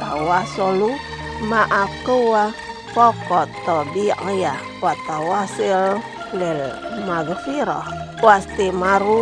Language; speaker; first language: Arabic; non-native, fluent; Indonesian